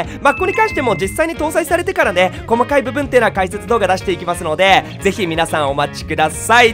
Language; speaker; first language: Japanese; native; Japanese